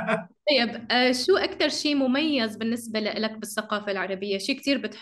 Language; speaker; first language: Arabic; native; Arabic